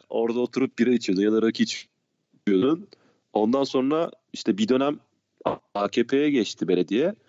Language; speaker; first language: Turkish; native; Turkish